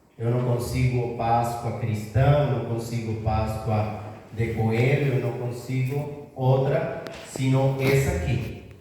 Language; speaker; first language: Portuguese; non-native, fluent; Spanish